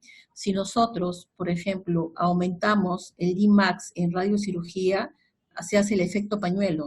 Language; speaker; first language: Spanish; native; Spanish